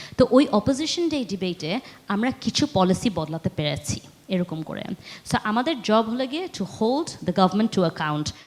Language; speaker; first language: Bangla; early bilingual, heritage; Bangla